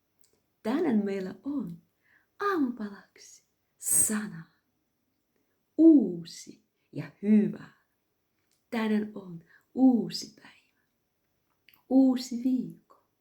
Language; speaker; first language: Finnish; non-native, fluent; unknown